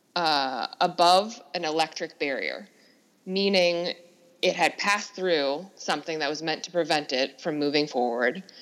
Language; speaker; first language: English; native; English